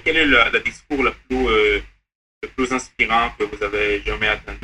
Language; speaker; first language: French; non-native, fluent; Hebrew